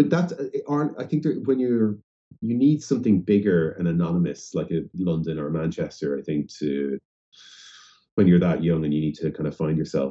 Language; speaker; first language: English; native; English